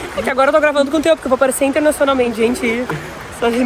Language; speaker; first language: Portuguese; native; Portuguese